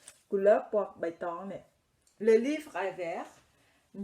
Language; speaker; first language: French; non-native, fluent; Khmer